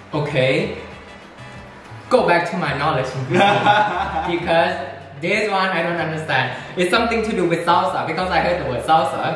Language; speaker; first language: English; non-native, fluent; Thai